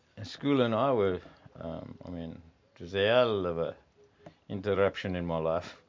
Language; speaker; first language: English; native; English